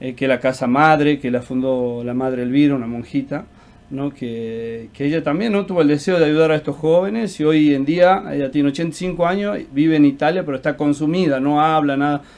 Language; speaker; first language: Spanish; native; Spanish